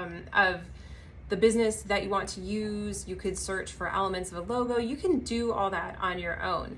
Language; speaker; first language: English; native; English